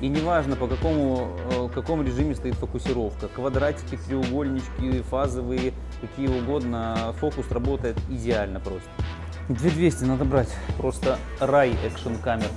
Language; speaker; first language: Russian; native; Russian